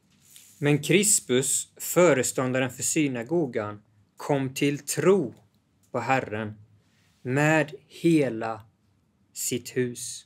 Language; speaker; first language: Swedish; native; Swedish